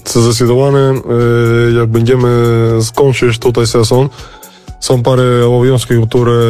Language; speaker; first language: Polish; non-native, fluent; Spanish